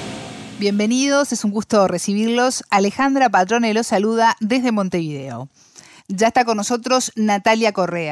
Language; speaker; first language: Spanish; native; Spanish